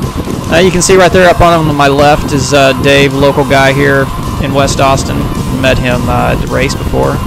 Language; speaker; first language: English; native; English